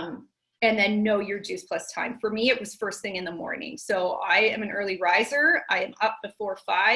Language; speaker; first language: English; native; English